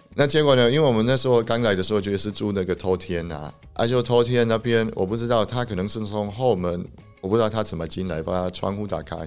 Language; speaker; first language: Chinese; non-native, fluent; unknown